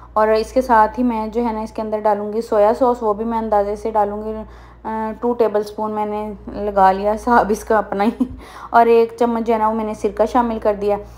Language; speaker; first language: Urdu; native; Urdu